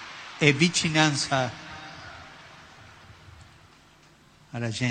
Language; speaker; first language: Italian; early bilingual, heritage; Spanish